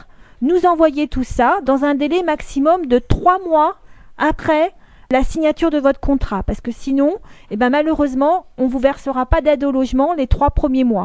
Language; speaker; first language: French; native; French